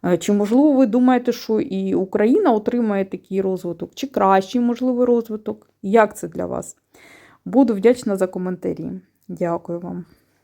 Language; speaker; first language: Ukrainian; non-native, local second language; Russian